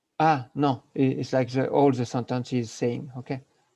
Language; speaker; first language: English; non-native, learner; French